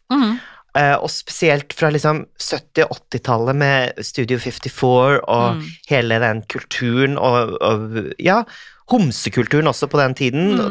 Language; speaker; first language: Norwegian; native; Norwegian